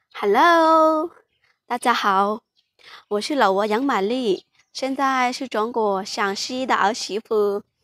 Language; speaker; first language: Chinese; non-native, fluent; Lao